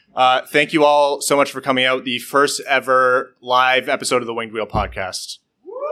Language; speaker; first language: English; native; English